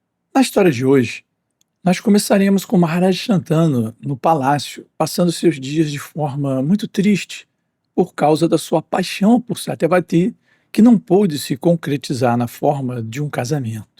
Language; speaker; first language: Portuguese; native; Portuguese